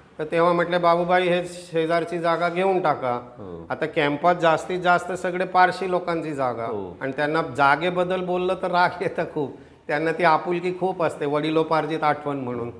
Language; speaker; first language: Marathi; non-native, local second language; Gujarati